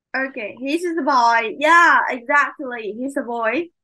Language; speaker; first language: English; non-native, fluent; Vietnamese